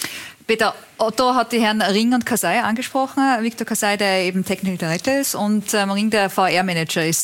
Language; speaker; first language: German; native; German